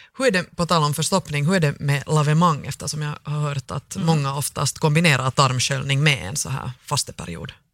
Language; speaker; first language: Swedish; native; Swedish